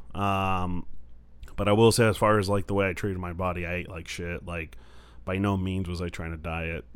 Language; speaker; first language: English; non-native, fluent; Spanish